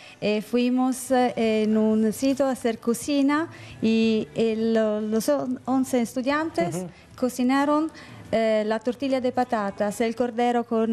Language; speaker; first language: Spanish; non-native, fluent; Italian